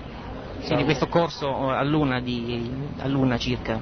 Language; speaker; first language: Italian; native; Italian